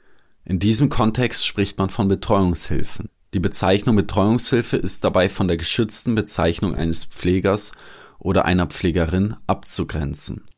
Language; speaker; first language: German; native; German